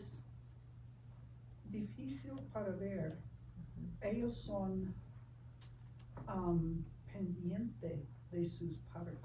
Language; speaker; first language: Spanish; early bilingual, heritage; Spanish